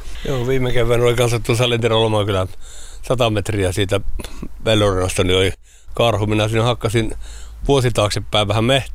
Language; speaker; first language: Finnish; native; Finnish